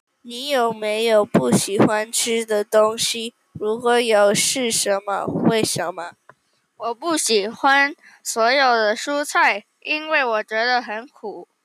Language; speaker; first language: Chinese; non-native, learner; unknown